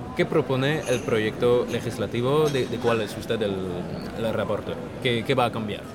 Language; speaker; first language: Spanish; non-native, fluent; French